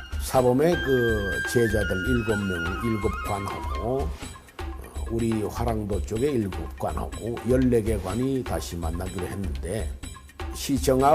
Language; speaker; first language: Korean; native; Korean